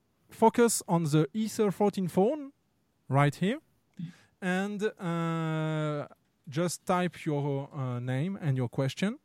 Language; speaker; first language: English; non-native, fluent; French